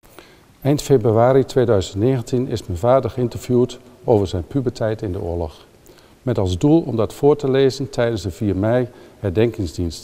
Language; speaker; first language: Dutch; native; Dutch